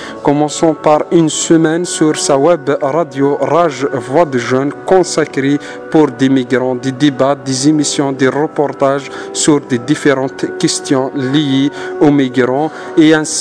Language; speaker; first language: French; non-native, local second language; Arabic